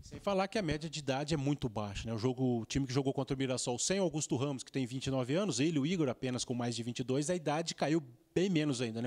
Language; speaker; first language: Portuguese; native; Portuguese